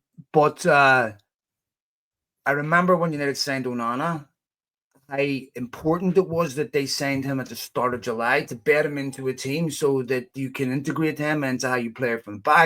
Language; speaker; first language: English; native; English